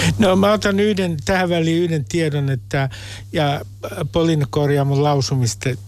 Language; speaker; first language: Finnish; native; Finnish